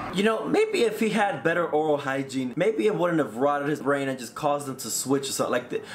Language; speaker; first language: English; native; English